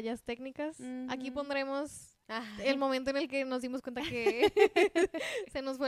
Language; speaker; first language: Spanish; native; Spanish